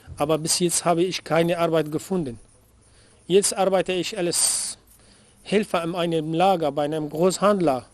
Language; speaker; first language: German; non-native, learner; Arabic